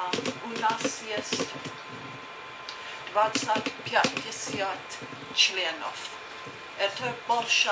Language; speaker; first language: Russian; non-native, learner; English